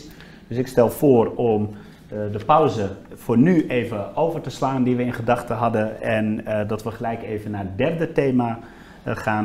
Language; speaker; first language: Dutch; native; Dutch